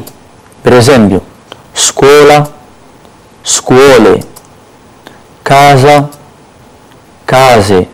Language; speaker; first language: Italian; non-native, fluent; Arabic